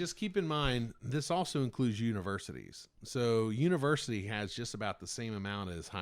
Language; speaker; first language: English; native; English